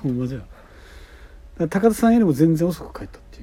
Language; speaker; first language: Japanese; native; Japanese